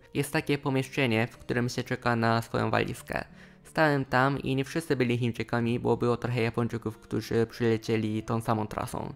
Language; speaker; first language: Polish; non-native, fluent; Japanese